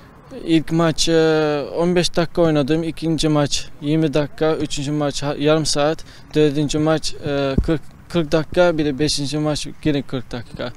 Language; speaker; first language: Turkish; early bilingual, heritage; Turkish